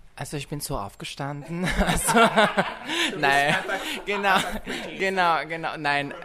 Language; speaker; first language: German; non-native, fluent; French